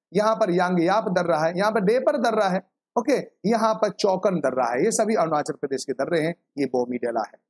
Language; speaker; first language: Hindi; native; Hindi